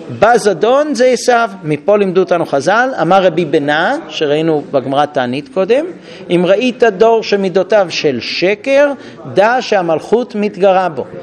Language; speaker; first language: Hebrew; non-native, fluent; English